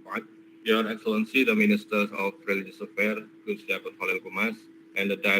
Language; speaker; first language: English; non-native, learner; Indonesian